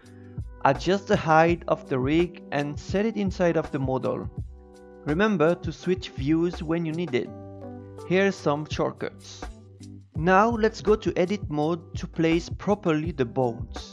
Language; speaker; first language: English; non-native, fluent; French